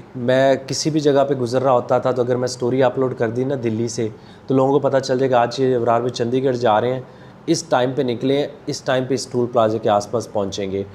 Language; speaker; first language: Urdu; non-native, local second language; Punjabi